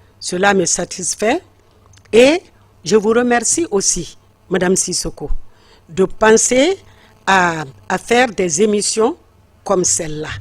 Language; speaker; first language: French; non-native, local second language; Fula